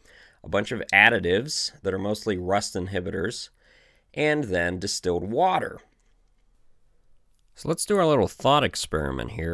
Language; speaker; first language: English; native; English